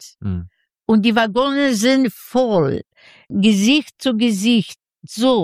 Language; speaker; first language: German; non-native, learner; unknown